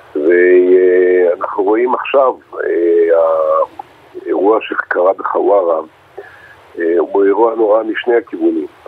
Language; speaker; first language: Hebrew; native; Hebrew